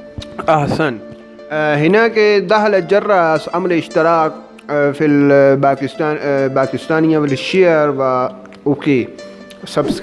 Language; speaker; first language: Arabic; non-native, learner; Urdu